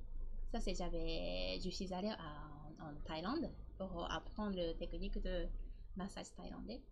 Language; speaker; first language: French; non-native, learner; Japanese